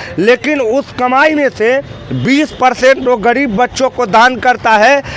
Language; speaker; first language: Hindi; native; Hindi